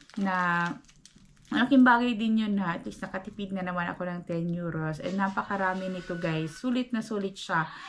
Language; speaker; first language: Filipino; native; Filipino